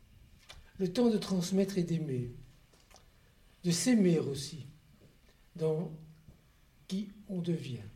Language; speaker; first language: French; native; French